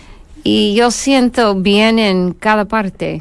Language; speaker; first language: Spanish; non-native, fluent; English